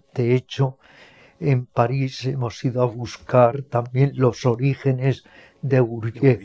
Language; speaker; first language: Spanish; native; Spanish